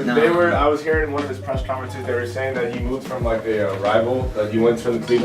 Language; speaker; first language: English; native; English